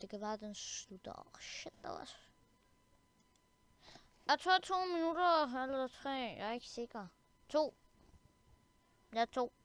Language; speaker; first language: Danish; early bilingual, other home language; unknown